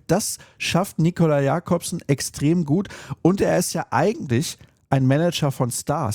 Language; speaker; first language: German; native; German